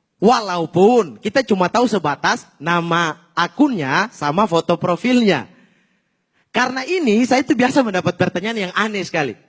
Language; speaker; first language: Indonesian; native; Indonesian